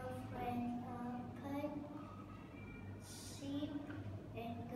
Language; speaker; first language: English; non-native, learner; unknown